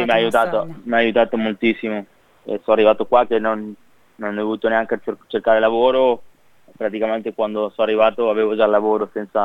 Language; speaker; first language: Italian; non-native, fluent; Spanish